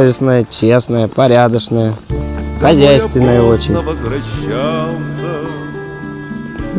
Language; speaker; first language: Russian; native; Russian